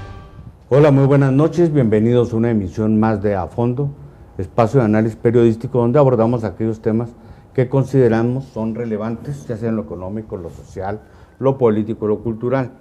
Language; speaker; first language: Spanish; native; Spanish